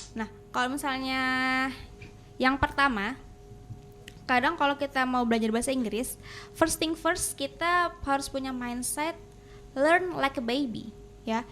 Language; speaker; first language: Indonesian; native; Indonesian